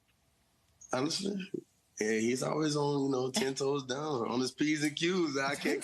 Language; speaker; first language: English; native; English